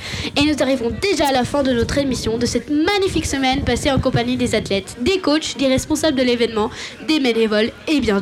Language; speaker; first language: French; native; French